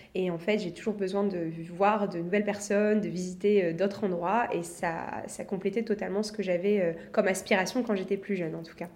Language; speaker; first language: French; native; French